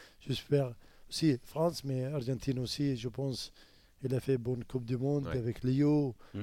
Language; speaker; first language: French; non-native, learner; Arabic